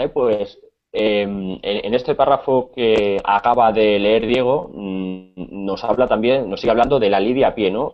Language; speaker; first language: Spanish; native; Spanish